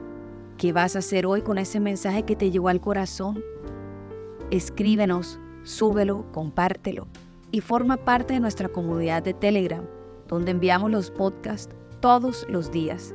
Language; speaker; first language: Spanish; native; Spanish